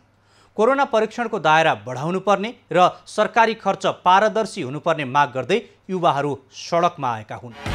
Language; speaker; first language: Nepali; native; Nepali